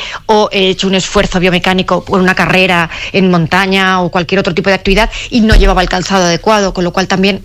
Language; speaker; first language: Spanish; native; Spanish